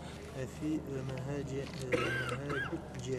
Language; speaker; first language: Arabic; non-native, learner; French